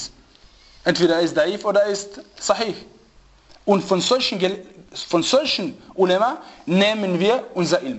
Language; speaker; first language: German; non-native, fluent; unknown